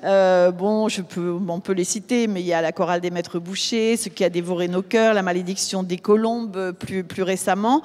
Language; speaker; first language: French; native; French